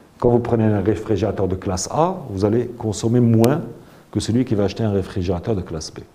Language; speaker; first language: French; non-native, local second language; Arabic